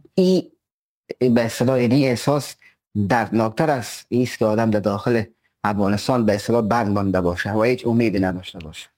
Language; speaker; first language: Persian; native; Persian